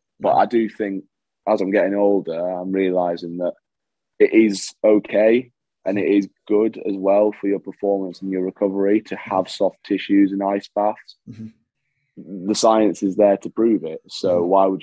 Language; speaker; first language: English; native; English